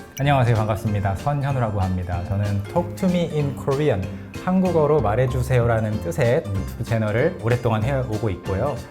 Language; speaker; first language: Korean; native; Korean